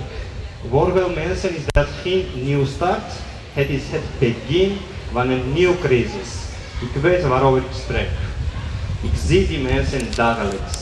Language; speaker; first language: Dutch; non-native, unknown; Georgian